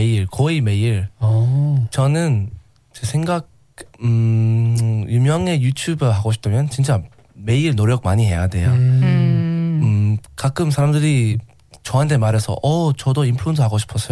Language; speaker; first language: Korean; non-native, learner; English